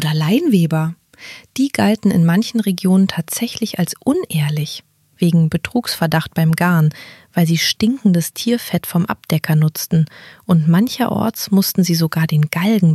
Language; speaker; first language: German; native; German